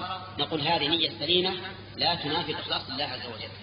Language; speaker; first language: Arabic; native; Arabic